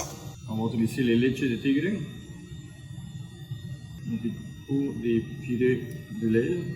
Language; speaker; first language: French; non-native, fluent; Spanish